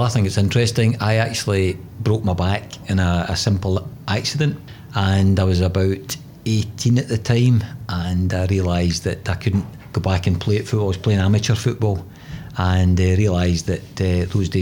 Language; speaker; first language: English; native; English